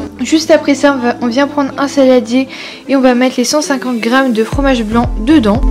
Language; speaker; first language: French; native; French